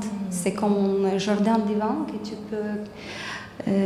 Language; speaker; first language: French; non-native, learner; Ukrainian